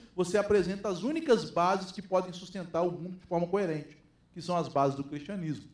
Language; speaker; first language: Portuguese; native; Portuguese